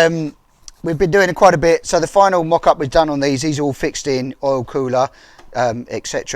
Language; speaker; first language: English; native; English